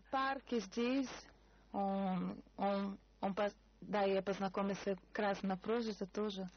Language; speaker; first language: Russian; non-native, learner; Portuguese